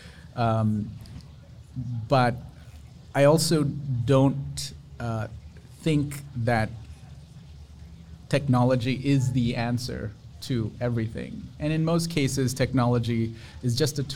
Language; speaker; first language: English; non-native, local second language; Sinhala